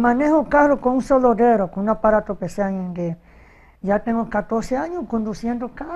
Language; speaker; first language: Spanish; early bilingual, heritage; Spanish